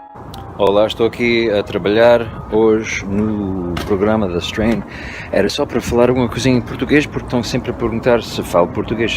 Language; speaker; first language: Portuguese; early bilingual, heritage; Portuguese